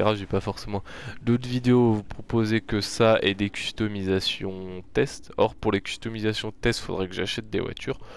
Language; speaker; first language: French; native; French